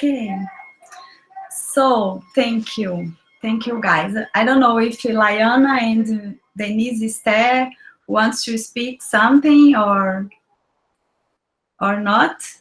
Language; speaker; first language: English; non-native, learner; Portuguese